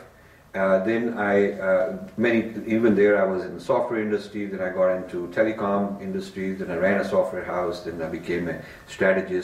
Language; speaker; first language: English; non-native, local second language; Hindi